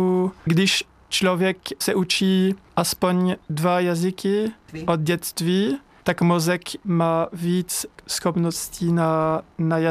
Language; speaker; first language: Czech; non-native, learner; French